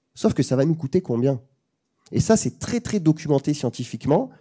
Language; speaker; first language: French; native; French